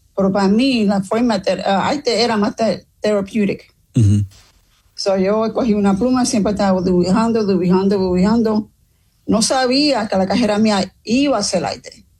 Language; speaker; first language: Spanish; early bilingual, other home language; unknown